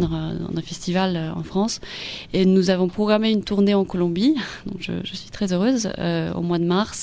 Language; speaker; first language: French; non-native, fluent; Spanish